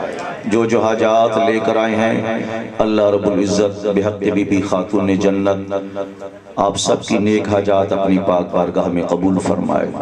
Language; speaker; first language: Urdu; non-native, local second language; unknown